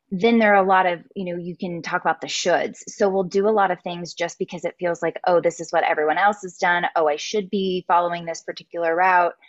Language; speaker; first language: English; native; English